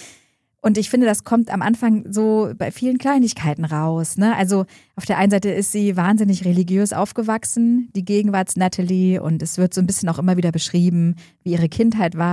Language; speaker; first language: German; native; German